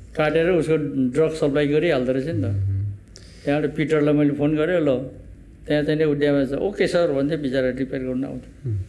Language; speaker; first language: Nepali; native; Nepali